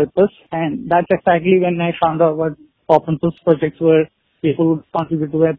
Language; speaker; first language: English; non-native, local second language; Malayalam